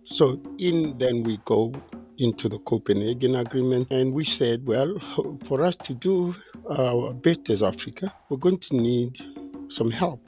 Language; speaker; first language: English; non-native, local second language; Tswana